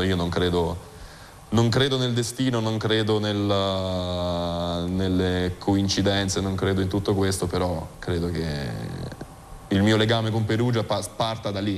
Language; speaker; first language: Italian; native; Italian